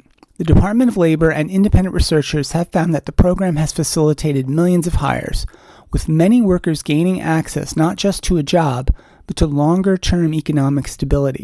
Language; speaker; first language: English; native; English